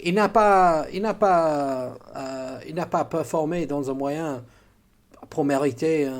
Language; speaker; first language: French; non-native, fluent; English